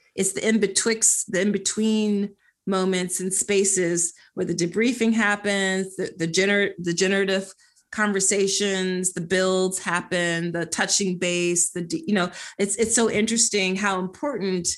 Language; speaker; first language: English; native; English